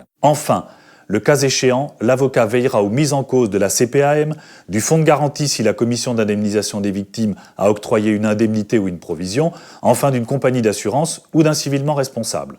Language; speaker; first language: French; native; French